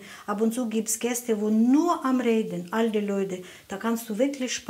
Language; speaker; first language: German; non-native, learner; Russian